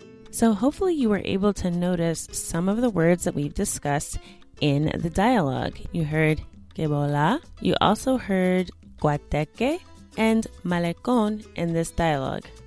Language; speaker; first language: English; native; English